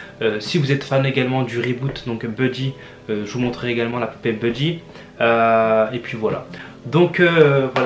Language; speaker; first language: French; native; French